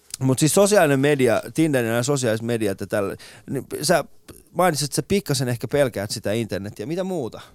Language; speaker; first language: Finnish; early bilingual, other home language; Persian